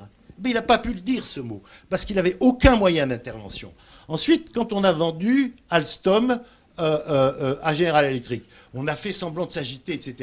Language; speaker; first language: French; native; French